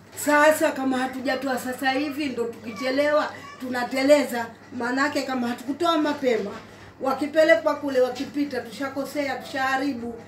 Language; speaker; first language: Swahili; native; Swahili